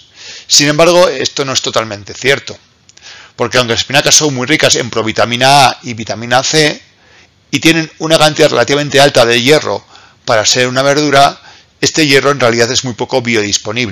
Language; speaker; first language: Spanish; native; Spanish